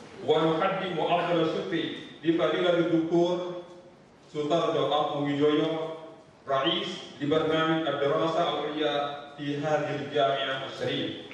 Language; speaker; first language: Arabic; non-native, fluent; Indonesian